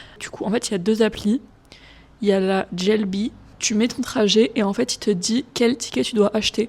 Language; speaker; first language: French; native; French